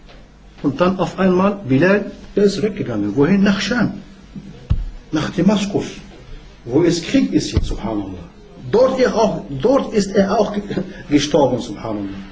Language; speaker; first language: German; non-native, learner; Arabic